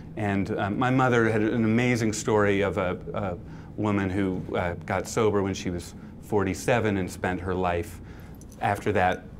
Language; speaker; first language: English; native; English